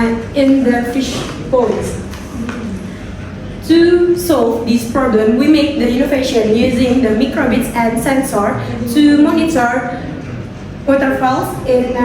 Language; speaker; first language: English; non-native, learner; Indonesian